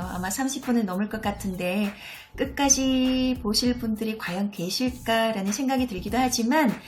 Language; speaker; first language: Korean; early bilingual, heritage; Korean